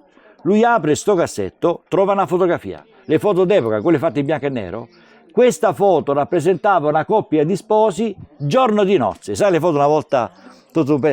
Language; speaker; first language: Italian; native; Italian